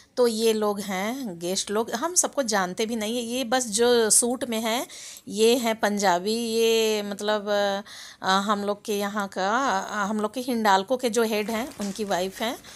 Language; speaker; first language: Hindi; native; Hindi